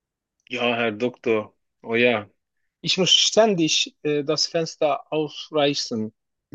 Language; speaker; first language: German; non-native, learner; Turkish